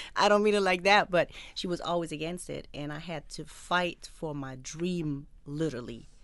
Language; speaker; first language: English; non-native, fluent; Arabic